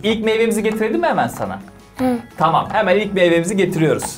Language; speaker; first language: Turkish; native; Turkish